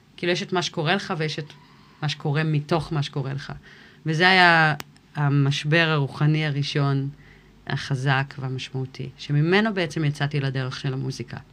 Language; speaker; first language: Hebrew; early bilingual, other home language; English